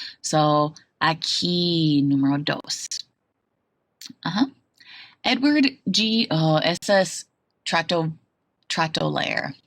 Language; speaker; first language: Spanish; non-native, fluent; English